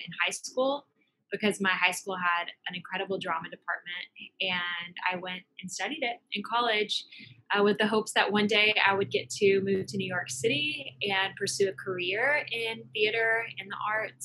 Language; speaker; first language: English; native; English